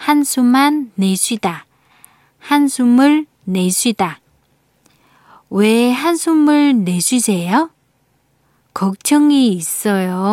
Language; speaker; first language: Korean; non-native, fluent; Vietnamese